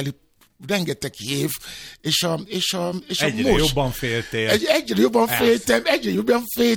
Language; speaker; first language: Hungarian; non-native, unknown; Yoruba